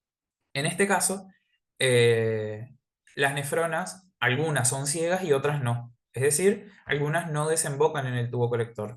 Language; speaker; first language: Spanish; native; Spanish